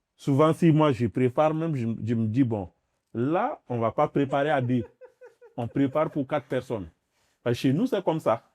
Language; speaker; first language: French; non-native, local second language; Dyula